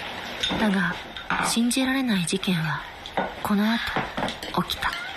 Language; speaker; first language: Japanese; native; Japanese